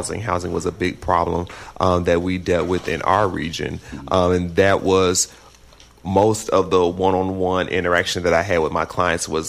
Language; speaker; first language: English; native; English